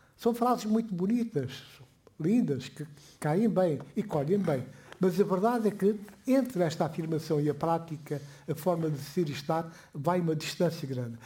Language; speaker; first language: Portuguese; non-native, local second language; Upper Guinea Crioulo